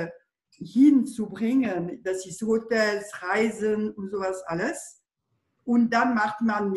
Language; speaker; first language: German; non-native, fluent; French